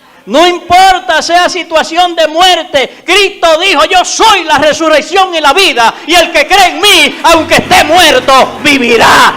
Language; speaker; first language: Spanish; native; Spanish